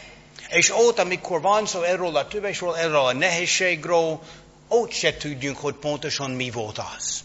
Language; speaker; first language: Hungarian; non-native, fluent; English